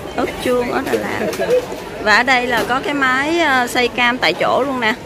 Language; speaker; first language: Vietnamese; native; Vietnamese